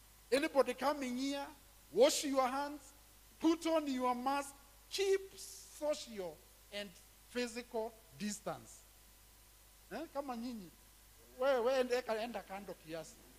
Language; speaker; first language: English; non-native, local second language; Kikuyu